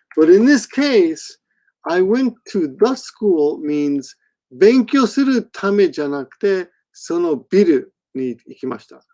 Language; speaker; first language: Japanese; non-native, fluent; English